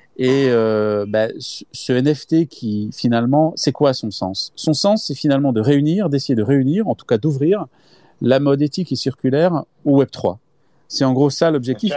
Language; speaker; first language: French; native; French